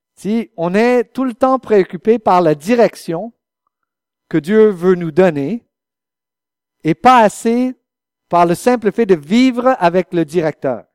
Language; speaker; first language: French; non-native, fluent; English